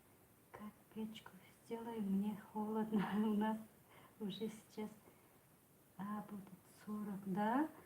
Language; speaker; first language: Russian; non-native, learner; Tajik